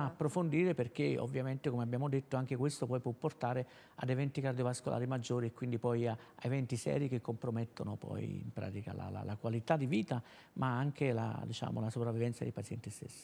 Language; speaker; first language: Italian; native; Italian